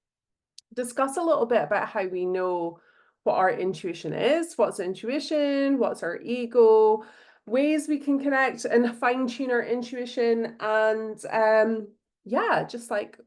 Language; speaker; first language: English; native; English